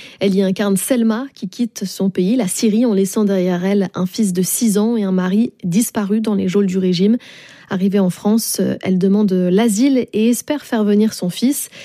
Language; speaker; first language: French; native; French